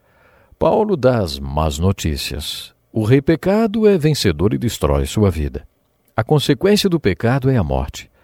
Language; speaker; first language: Portuguese; native; Portuguese